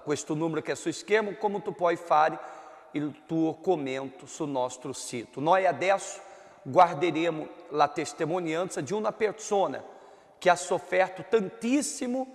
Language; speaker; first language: Italian; non-native, fluent; Portuguese